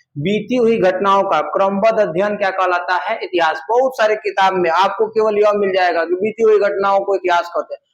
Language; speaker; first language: Hindi; native; Hindi